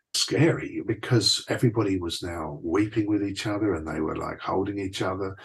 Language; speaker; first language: English; native; English